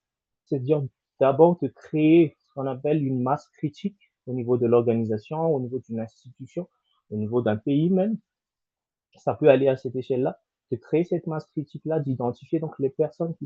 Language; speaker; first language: French; non-native, local second language; Malagasy